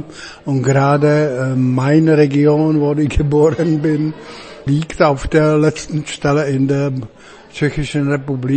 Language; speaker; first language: German; non-native, fluent; Czech